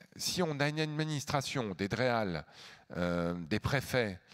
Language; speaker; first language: French; native; French